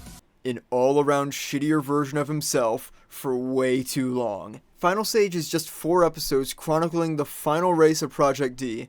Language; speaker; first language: English; native; English